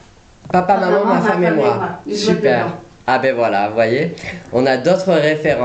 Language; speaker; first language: French; native; French